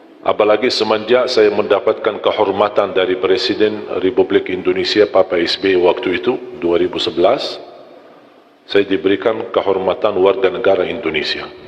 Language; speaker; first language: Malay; non-native, fluent; Arabic